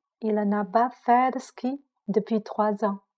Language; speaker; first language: French; non-native, fluent; Chinese